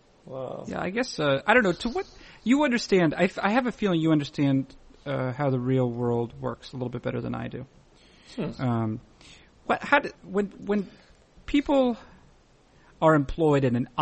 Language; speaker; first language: English; native; English